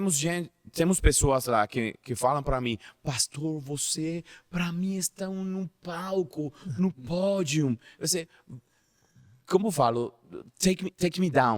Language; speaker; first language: Portuguese; non-native, learner; Spanish